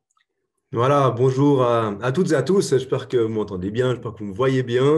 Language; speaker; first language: French; native; French